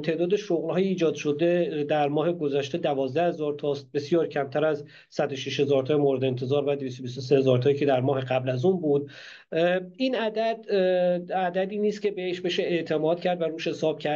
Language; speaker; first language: Persian; native; Persian